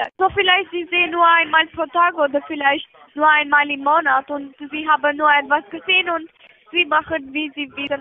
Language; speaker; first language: German; non-native, learner; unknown